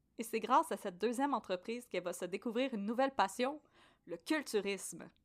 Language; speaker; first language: French; native; French